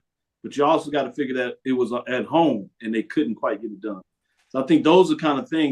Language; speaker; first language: English; native; English